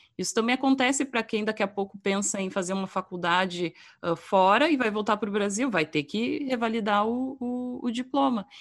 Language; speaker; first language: Portuguese; native; Portuguese